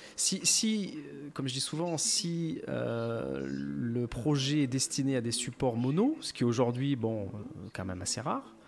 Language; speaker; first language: French; native; French